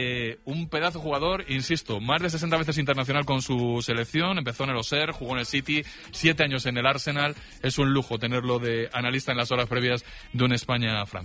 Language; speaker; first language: Spanish; native; Spanish